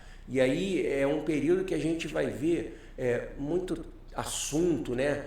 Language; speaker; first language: Portuguese; native; Portuguese